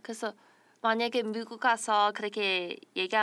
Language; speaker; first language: Korean; early bilingual, heritage; Korean